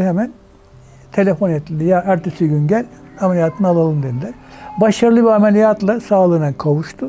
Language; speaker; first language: Turkish; native; Turkish